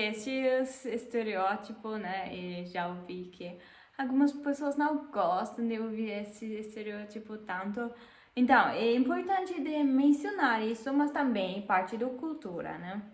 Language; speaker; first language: Portuguese; non-native, fluent; German